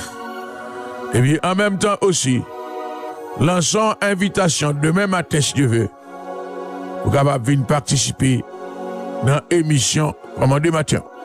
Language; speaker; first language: French; non-native, local second language; Haitian Creole